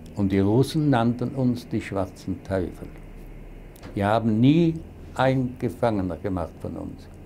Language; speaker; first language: German; non-native, local second language; Swiss German